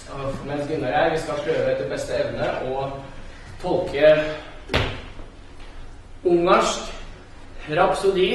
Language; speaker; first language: Norwegian; early bilingual, other home language; Russian